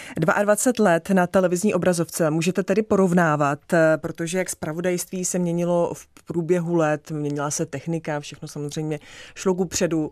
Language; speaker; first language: Czech; native; Czech